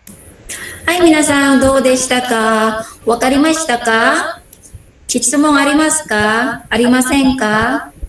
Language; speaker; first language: Japanese; non-native, fluent; Filipino